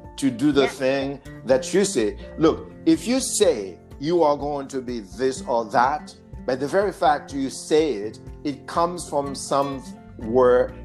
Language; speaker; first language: English; non-native, fluent; Haitian Creole